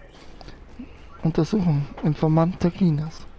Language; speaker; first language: German; native; German